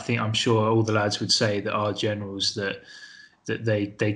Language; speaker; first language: English; native; English